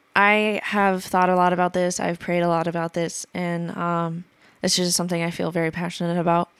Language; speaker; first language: English; native; English